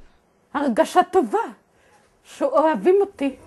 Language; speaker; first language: Hebrew; native; Hebrew